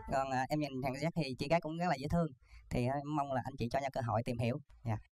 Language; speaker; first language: Vietnamese; native; Vietnamese